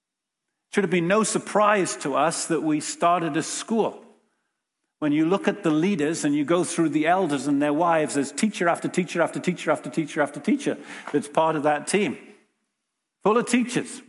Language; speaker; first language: English; native; English